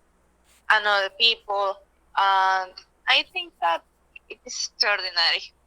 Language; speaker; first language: English; non-native, learner; Spanish